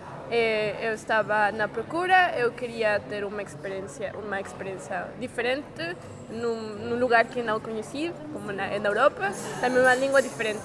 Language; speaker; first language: Portuguese; non-native, learner; Spanish